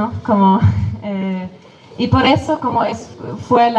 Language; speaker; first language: Spanish; non-native, fluent; Kurdish